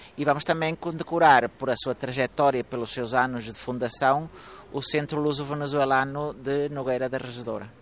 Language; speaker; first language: Portuguese; early bilingual, heritage; Portuguese